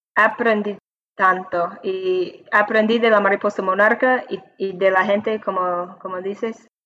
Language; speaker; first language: Spanish; non-native, learner; English